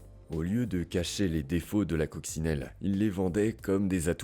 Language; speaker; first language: French; native; French